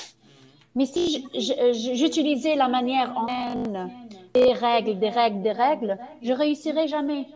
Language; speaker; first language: French; non-native, fluent; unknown